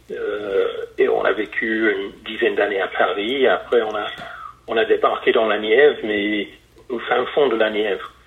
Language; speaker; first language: French; non-native, fluent; English